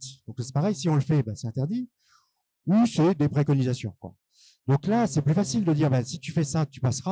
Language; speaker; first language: French; native; French